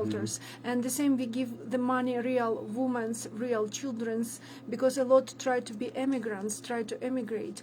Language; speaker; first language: English; non-native, learner; Ukrainian